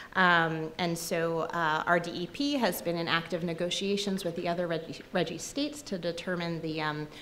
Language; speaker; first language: English; native; English